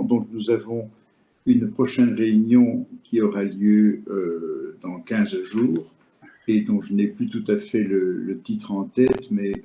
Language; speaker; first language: French; native; French